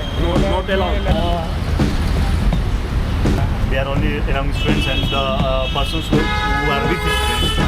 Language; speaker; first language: English; non-native, local second language; Hindi